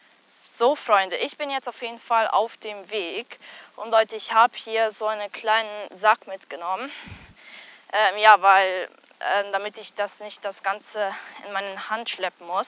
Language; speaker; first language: German; early bilingual, other home language; Hungarian